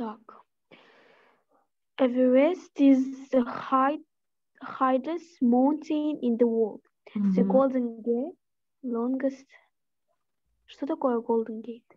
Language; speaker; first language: English; non-native, learner; Russian